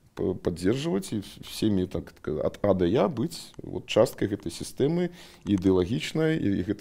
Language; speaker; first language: Russian; non-native, local second language; Belarusian